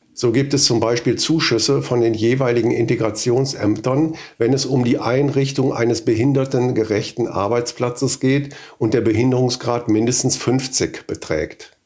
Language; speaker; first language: German; native; German